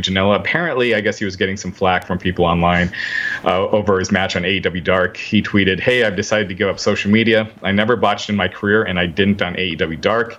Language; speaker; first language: English; native; English